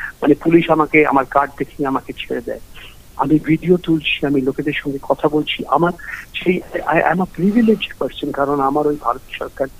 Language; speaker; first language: Bangla; early bilingual, heritage; Bangla